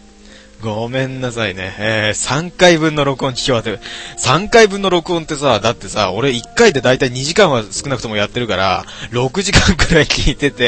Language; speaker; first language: Japanese; native; Japanese